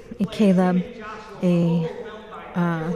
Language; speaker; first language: French; non-native, learner; English